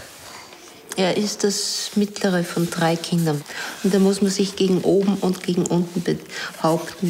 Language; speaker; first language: German; native; German